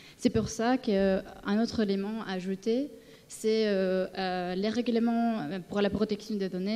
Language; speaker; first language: French; non-native, fluent; Spanish